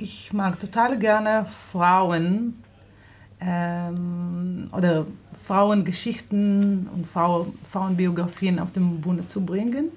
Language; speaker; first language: German; non-native, fluent; Hebrew